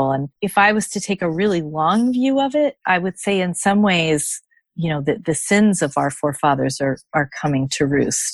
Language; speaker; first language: English; native; English